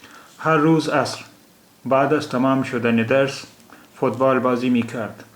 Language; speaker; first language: Persian; non-native, fluent; Urdu